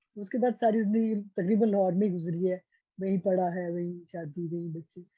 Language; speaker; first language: Urdu; native; Urdu